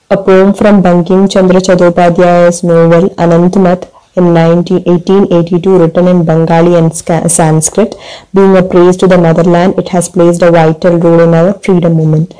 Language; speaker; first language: English; non-native, local second language; Malayalam